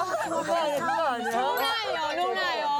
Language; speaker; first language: Korean; non-native, learner; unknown